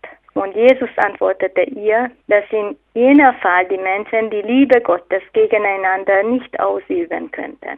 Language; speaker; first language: German; non-native, fluent; Hungarian